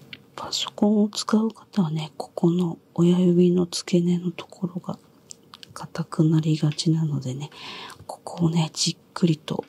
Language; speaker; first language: Japanese; native; Japanese